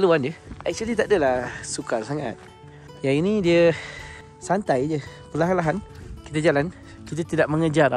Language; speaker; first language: Malay; native; Malay